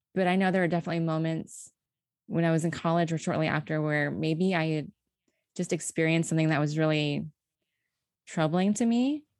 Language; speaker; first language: English; native; English